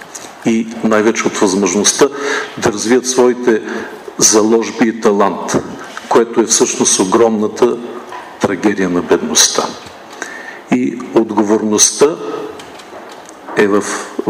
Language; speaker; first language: Bulgarian; native; Bulgarian